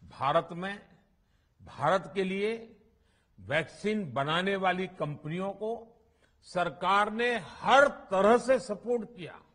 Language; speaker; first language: Hindi; non-native, local second language; Gujarati